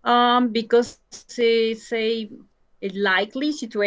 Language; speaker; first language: English; non-native, learner; Spanish